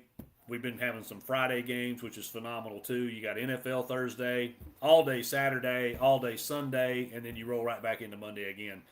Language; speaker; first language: English; native; English